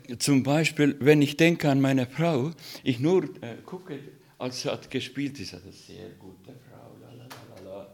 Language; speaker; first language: German; non-native, fluent; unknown